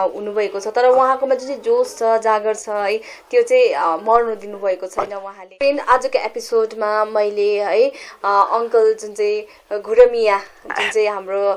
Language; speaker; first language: Nepali; native; Nepali